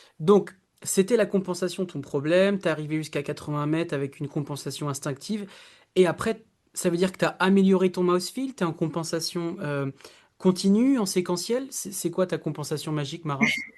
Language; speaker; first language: French; native; French